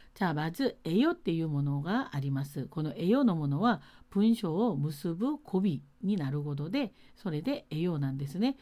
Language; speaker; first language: Japanese; non-native, fluent; Korean